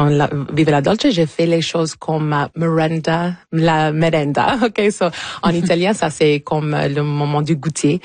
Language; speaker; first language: French; non-native, local second language; English